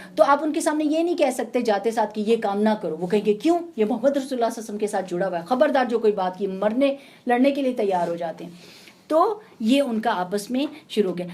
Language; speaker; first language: Urdu; native; Urdu